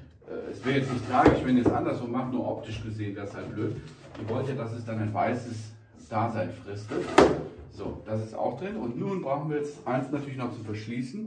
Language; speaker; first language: German; native; German